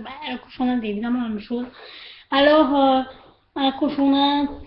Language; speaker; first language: French; native; French